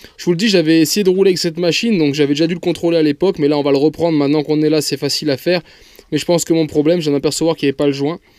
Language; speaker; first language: French; native; French